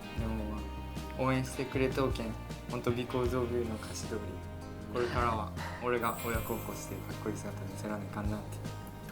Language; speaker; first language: Japanese; native; Japanese